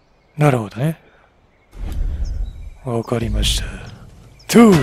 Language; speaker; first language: Japanese; native; Japanese